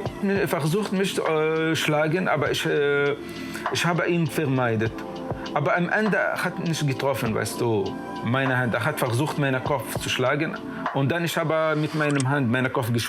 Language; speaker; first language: German; non-native, learner; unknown